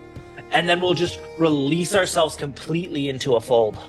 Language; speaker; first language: English; native; English